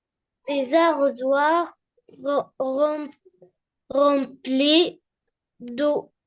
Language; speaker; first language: French; non-native, learner; Arabic